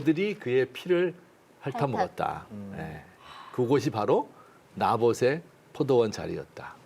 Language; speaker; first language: Korean; native; Korean